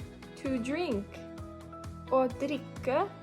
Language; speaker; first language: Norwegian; non-native, learner; English